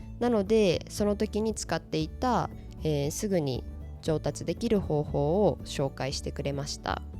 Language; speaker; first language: Japanese; native; Japanese